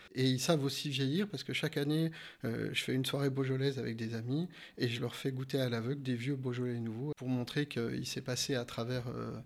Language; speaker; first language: French; native; French